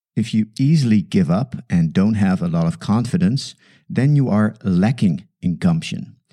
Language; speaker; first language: English; non-native, fluent; Dutch